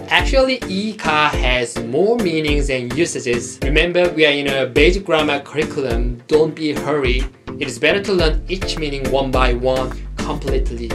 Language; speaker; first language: English; non-native, fluent; Korean